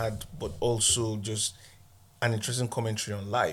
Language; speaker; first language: English; non-native, local second language; Igbo